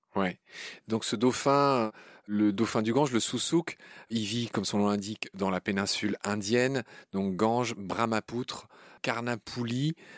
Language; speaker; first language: French; native; French